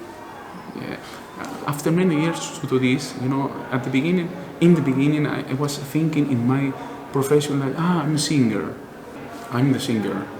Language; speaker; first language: English; non-native, learner; Spanish